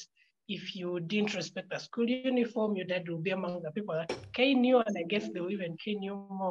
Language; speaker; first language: English; non-native, local second language; Ganda